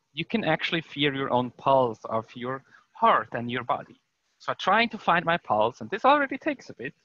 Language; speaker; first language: English; non-native, fluent; German